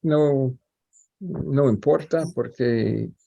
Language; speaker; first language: Spanish; non-native, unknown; English